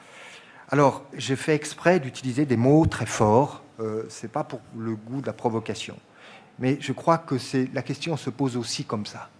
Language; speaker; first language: French; native; French